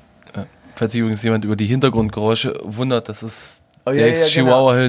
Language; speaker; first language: German; native; German